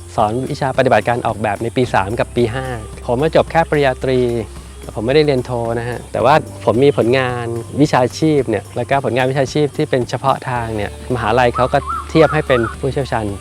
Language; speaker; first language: Thai; native; Thai